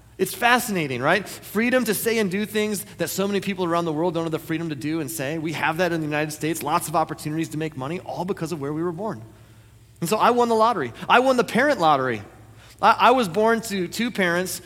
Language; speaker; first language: English; native; English